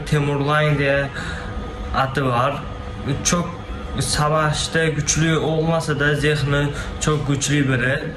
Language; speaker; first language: Turkish; non-native, learner; Uzbek